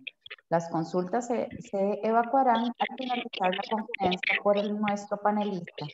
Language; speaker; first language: Spanish; native; Spanish